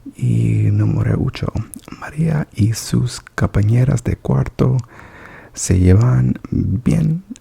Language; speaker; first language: Spanish; non-native, learner; English